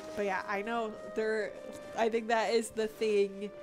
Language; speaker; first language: English; native; English